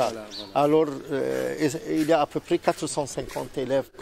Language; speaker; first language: French; non-native, fluent; Arabic